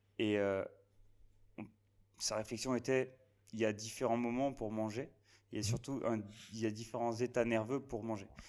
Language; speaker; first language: French; native; French